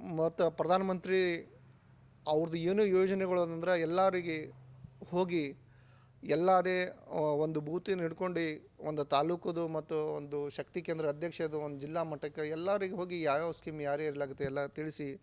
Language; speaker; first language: Kannada; non-native, local second language; Lambadi